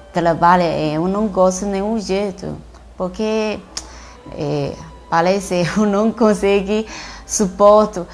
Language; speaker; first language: Portuguese; non-native, learner; Chinese